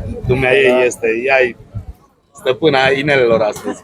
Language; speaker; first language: Romanian; non-native, local second language; Hungarian